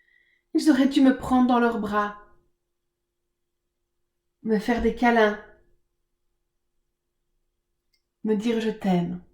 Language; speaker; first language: French; native; French